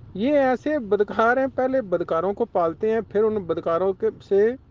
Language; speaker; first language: Urdu; non-native, local second language; Punjabi